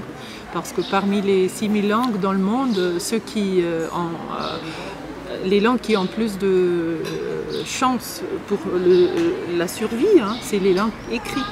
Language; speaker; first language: French; non-native, fluent; German